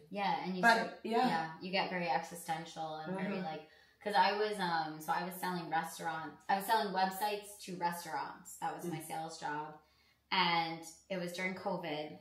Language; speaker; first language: English; native; English